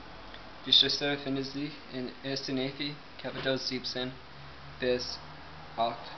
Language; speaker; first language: German; non-native, learner; English